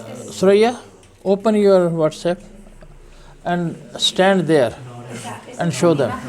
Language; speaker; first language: English; non-native, fluent; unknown